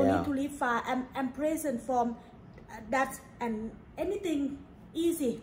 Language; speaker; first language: English; non-native, learner; Thai